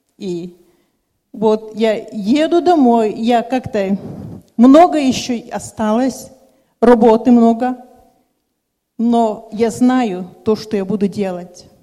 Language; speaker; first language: Russian; non-native, local second language; Lithuanian